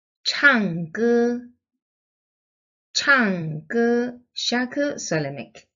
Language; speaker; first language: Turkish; non-native, learner; Chinese